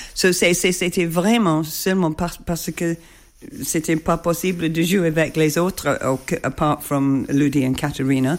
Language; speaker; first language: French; non-native, learner; English